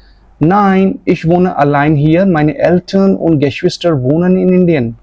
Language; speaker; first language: German; non-native, fluent; Hindi